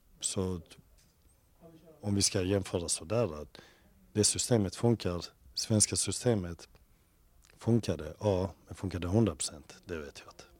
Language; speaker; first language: Swedish; early bilingual, other home language; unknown